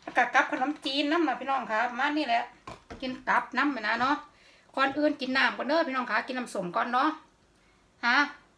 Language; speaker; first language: Thai; native; Thai